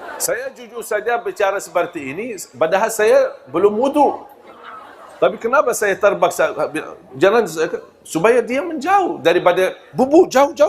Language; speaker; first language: Malay; non-native, fluent; Arabic